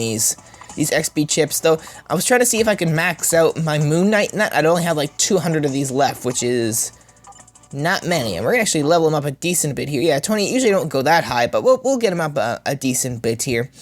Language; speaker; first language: English; native; English